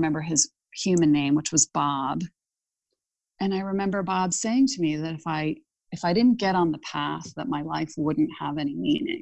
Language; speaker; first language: English; native; English